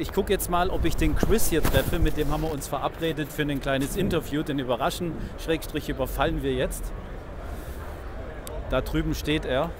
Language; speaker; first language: German; native; German